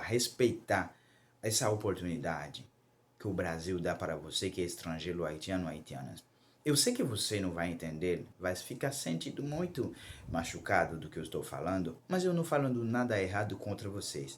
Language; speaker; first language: Portuguese; non-native, local second language; Haitian Creole